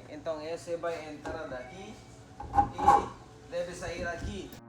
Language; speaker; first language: Portuguese; non-native, learner; Filipino